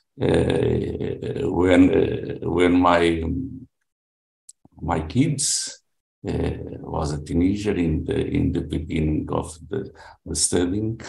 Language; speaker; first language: English; non-native, learner; Portuguese